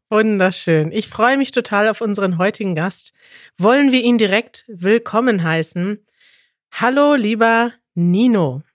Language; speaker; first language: German; native; German